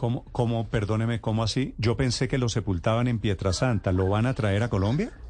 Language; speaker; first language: Spanish; native; Spanish